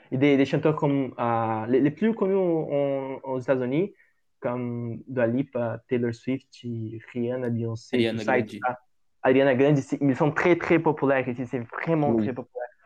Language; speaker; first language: French; non-native, learner; Portuguese